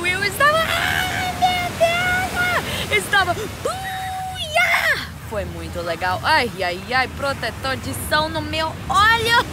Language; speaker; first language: Portuguese; non-native, learner; English